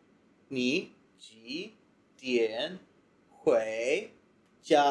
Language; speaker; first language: Chinese; non-native, learner; English